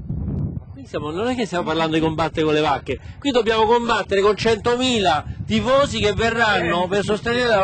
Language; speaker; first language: Italian; native; Italian